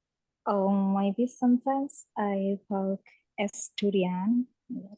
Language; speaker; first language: English; non-native, learner; Indonesian